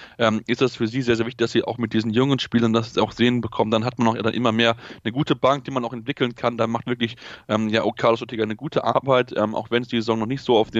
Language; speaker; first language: German; native; German